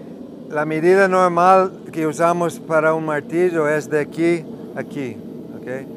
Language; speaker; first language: Spanish; non-native, fluent; English